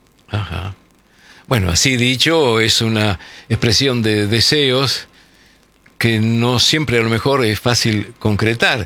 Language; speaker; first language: Spanish; native; Spanish